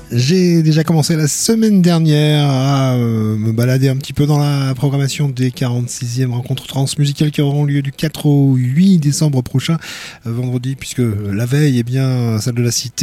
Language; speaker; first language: French; native; French